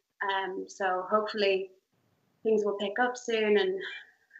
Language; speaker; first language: English; native; English